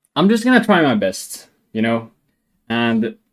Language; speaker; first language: English; non-native, fluent; Swedish